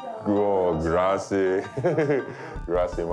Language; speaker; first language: Italian; non-native, learner; English